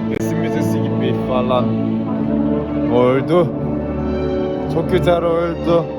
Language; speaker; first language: Turkish; non-native, learner; Korean